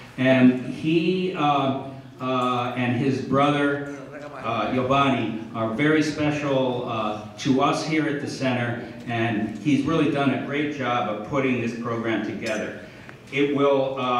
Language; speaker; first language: English; early bilingual, other home language; Spanish